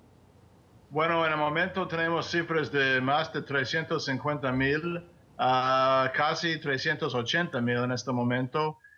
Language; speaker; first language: Spanish; non-native, fluent; English